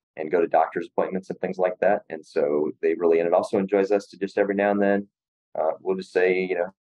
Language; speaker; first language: English; native; English